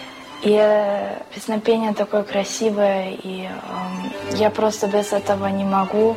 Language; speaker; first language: Russian; early bilingual, heritage; Russian